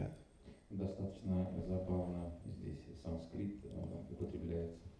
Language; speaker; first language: Russian; native; Russian